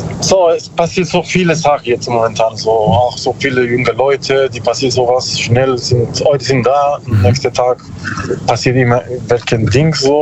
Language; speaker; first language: German; non-native, learner; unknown